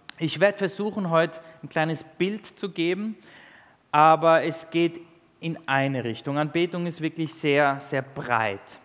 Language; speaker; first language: German; early bilingual, other home language; Italian